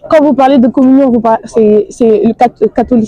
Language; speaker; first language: French; native; French